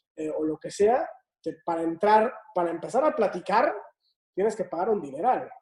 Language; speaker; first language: Spanish; native; Spanish